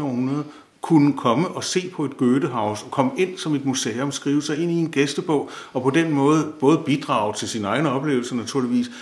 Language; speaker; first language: Danish; native; Danish